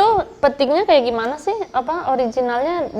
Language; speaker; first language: Indonesian; non-native, fluent; Spanish